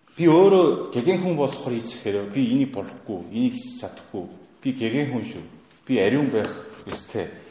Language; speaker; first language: Mongolian; non-native, fluent; Korean